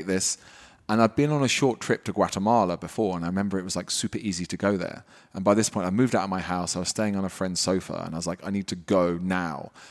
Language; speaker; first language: English; native; English